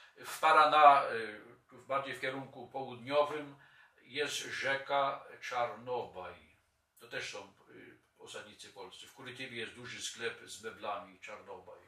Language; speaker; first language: Polish; native; Polish